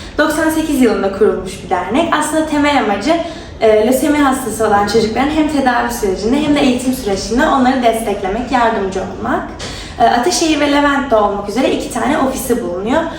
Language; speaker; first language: Turkish; native; Turkish